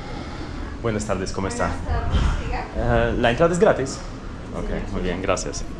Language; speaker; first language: Spanish; non-native, fluent; Russian